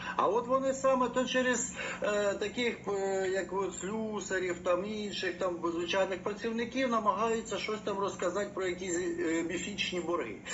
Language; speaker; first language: Ukrainian; non-native, local second language; Russian